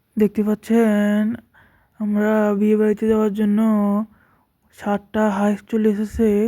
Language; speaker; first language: Bangla; native; Bangla